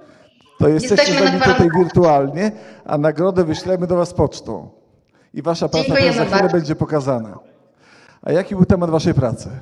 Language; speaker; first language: Polish; native; Polish